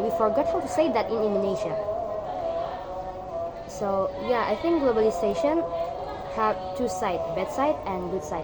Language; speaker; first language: English; non-native, learner; Indonesian